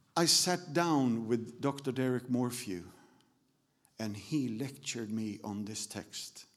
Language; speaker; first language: English; non-native, fluent; Swedish